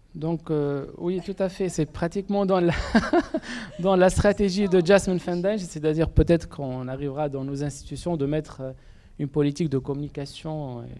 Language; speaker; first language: French; non-native, local second language; Arabic